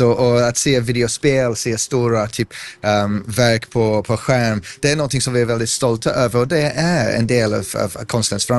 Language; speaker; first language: Swedish; non-native, fluent; English